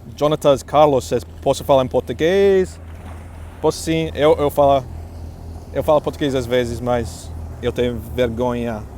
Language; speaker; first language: Portuguese; non-native, learner; English